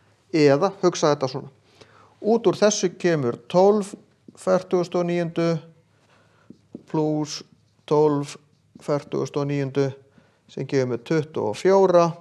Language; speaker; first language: Icelandic; native; Icelandic